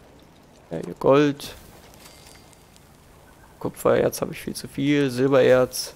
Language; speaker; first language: German; native; German